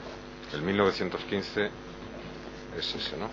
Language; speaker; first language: Spanish; native; Spanish